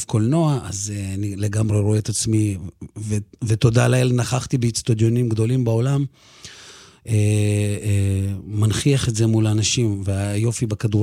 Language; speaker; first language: Hebrew; early bilingual, other home language; Russian